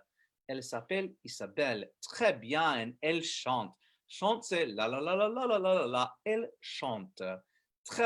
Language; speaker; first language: French; non-native, fluent; English